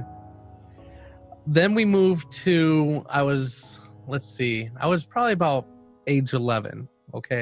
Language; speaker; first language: English; native; English